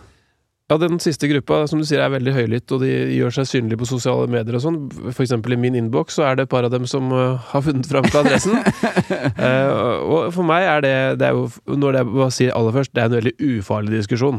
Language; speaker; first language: Norwegian; native; Norwegian